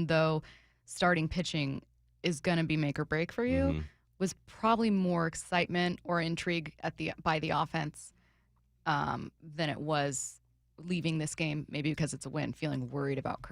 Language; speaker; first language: English; native; English